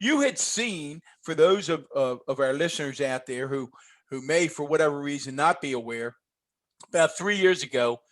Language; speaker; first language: English; native; English